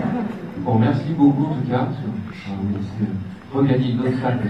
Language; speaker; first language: French; native; French